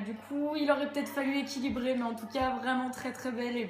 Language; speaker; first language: French; native; French